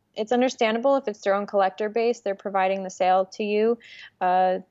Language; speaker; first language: English; early bilingual, other home language; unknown